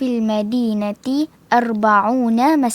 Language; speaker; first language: Arabic; non-native, learner; Malay